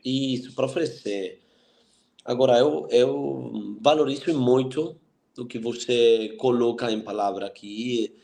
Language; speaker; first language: Portuguese; non-native, fluent; Spanish